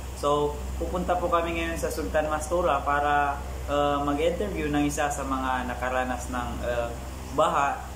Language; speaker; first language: Filipino; non-native, local second language; Maguindanaon